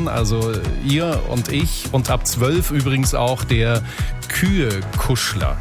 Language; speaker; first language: German; native; German